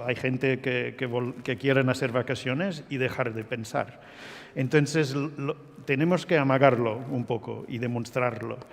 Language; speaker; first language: Spanish; non-native, fluent; English